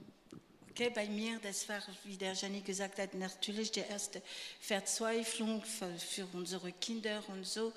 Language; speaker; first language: German; non-native, fluent; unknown